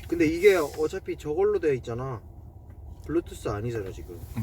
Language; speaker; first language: Korean; native; Korean